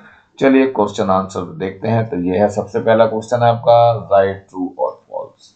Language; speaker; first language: Hindi; native; Hindi